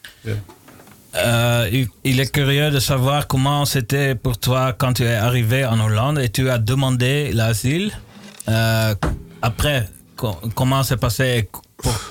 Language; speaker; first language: French; non-native, learner; Dutch